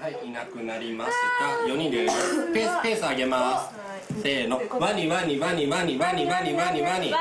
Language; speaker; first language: Japanese; native; Japanese